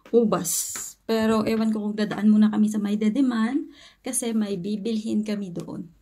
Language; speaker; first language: Filipino; non-native, local second language; Hiligaynon